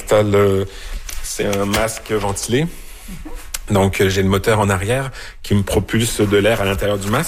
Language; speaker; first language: French; native; French